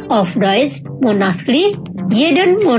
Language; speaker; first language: German; non-native, fluent; Indonesian